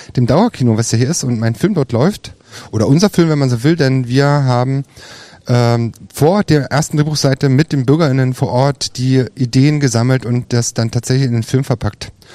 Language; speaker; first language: German; native; German